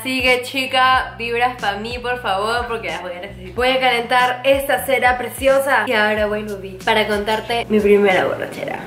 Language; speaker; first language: Spanish; native; Spanish